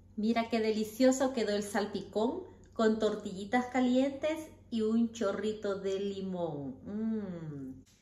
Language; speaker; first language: Spanish; native; Spanish